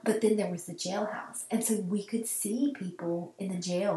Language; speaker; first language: English; native; English